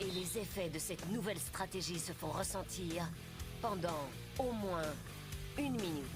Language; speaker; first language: French; native; French